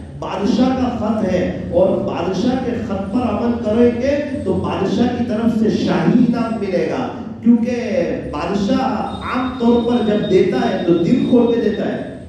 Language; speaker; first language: Urdu; native; Urdu